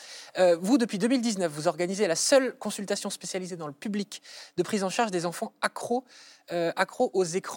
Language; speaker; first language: French; native; French